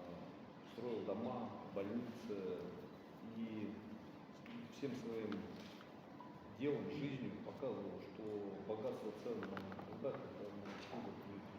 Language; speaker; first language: Russian; non-native, local second language; Azerbaijani